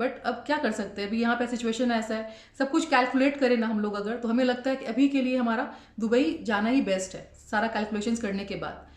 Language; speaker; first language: Hindi; native; Hindi